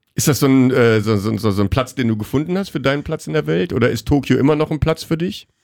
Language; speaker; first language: German; native; German